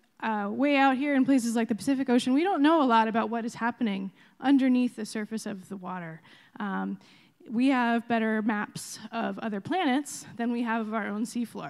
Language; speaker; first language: English; native; English